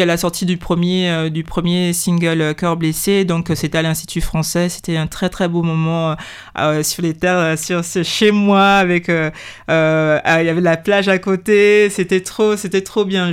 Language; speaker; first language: French; native; French